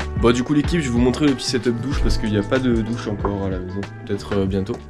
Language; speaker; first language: French; native; French